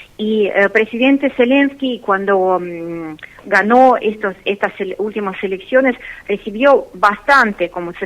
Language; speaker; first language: Spanish; non-native, fluent; Russian